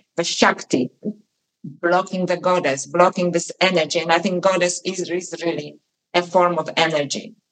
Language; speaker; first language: English; non-native, fluent; Polish